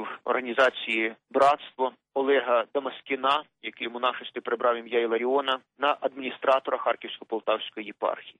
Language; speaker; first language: Ukrainian; native; Ukrainian